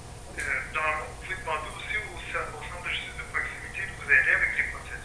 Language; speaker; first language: French; native; French